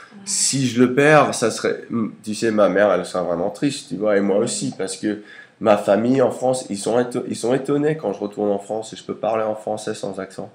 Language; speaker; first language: French; early bilingual, heritage; English